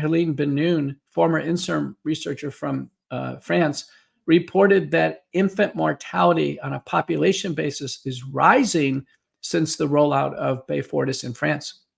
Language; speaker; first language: English; native; English